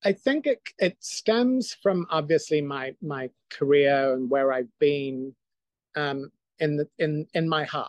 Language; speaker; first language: English; native; English